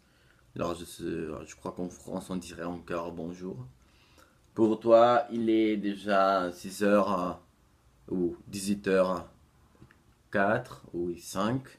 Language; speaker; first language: French; non-native, fluent; Portuguese